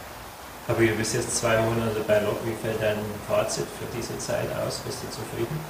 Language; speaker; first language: German; native; German